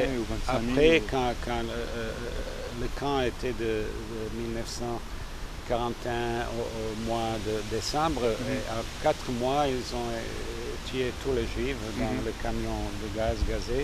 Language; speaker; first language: French; non-native, fluent; Serbian